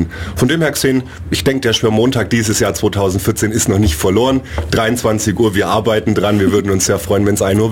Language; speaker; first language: German; native; German